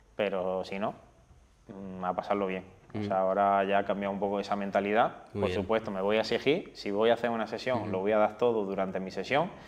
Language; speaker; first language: Spanish; native; Spanish